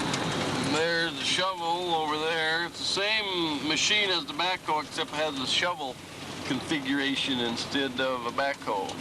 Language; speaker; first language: English; native; English